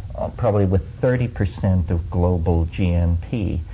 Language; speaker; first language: English; native; English